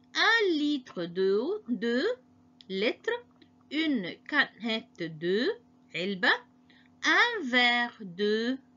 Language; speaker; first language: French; non-native, fluent; Arabic